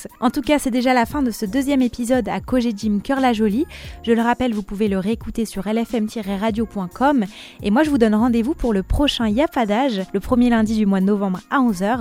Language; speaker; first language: French; native; French